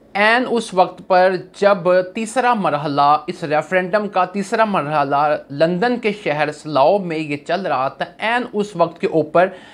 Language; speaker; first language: Urdu; native; Urdu